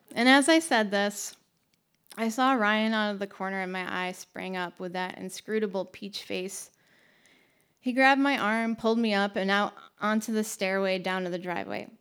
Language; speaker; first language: English; native; English